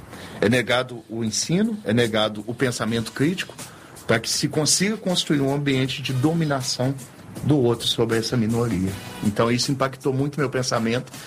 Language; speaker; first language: Portuguese; native; Portuguese